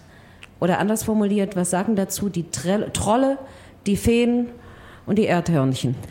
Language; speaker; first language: German; native; German